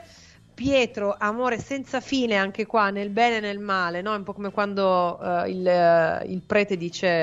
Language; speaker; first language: Italian; native; Italian